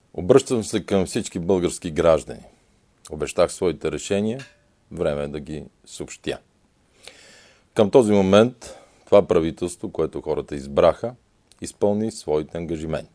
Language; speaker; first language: Bulgarian; native; Bulgarian